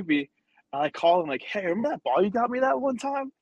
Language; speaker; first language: English; early bilingual, other home language; Spanish